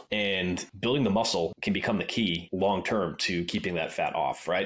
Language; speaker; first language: English; native; English